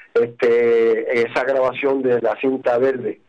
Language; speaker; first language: Spanish; native; Spanish